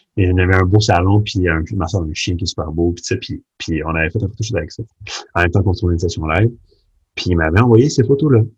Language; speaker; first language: French; early bilingual, other home language; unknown